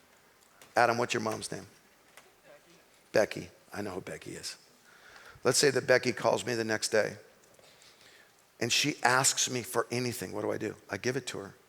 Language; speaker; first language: English; native; English